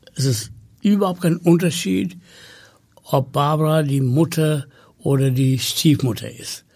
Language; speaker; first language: German; non-native, fluent; Tamil